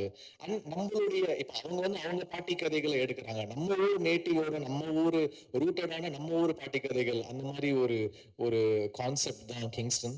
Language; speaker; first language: Tamil; native; Tamil